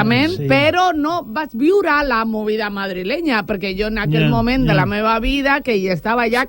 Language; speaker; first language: Catalan; non-native, local second language; Spanish